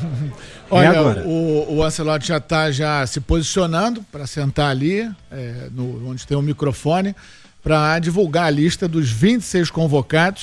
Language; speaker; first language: Portuguese; native; Portuguese